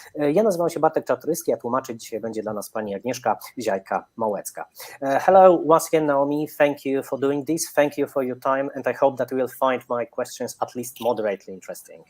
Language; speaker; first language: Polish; native; Polish